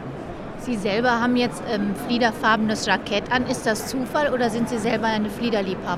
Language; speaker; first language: German; native; German